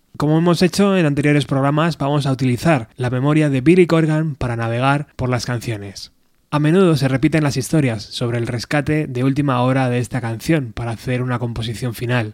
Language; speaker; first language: Spanish; native; Spanish